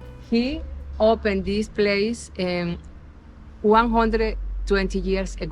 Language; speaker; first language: English; non-native, learner; Spanish